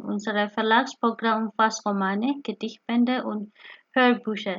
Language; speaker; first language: German; non-native, learner; Indonesian